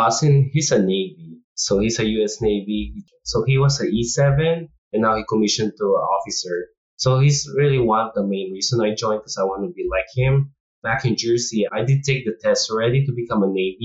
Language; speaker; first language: English; non-native, local second language; Filipino